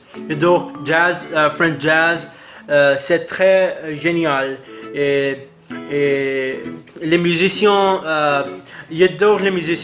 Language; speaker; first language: French; non-native, learner; Urdu